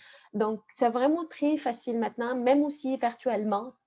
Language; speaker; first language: French; non-native, fluent; Arabic